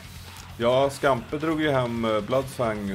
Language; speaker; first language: Swedish; native; Swedish